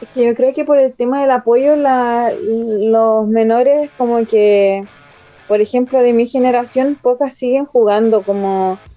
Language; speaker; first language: Spanish; native; Spanish